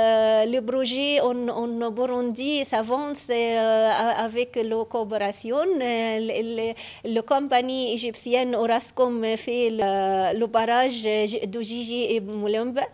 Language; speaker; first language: French; non-native, fluent; Arabic